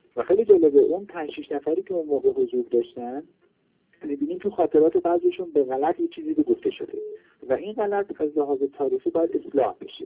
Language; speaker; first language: Persian; non-native, local second language; Kurdish